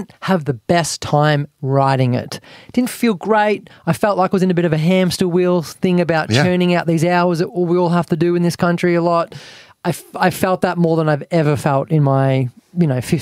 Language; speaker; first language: English; native; English